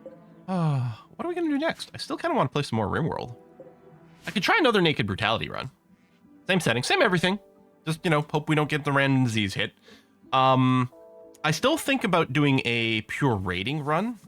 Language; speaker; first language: English; native; English